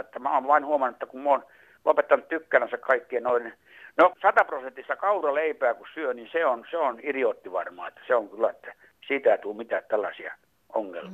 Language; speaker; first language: Finnish; native; Finnish